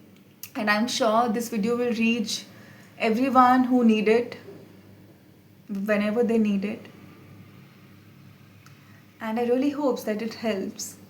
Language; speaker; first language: English; non-native, local second language; Hindi